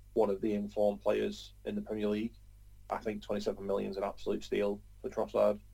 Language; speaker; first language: English; native; English